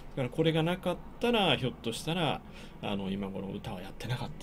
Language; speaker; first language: Japanese; native; Japanese